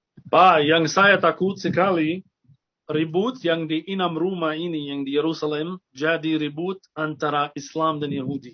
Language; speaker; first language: Indonesian; non-native, fluent; Arabic